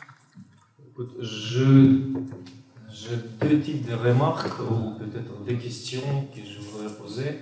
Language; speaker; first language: French; non-native, fluent; Russian